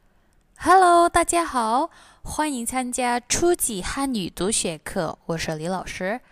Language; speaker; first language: Chinese; non-native, fluent; Indonesian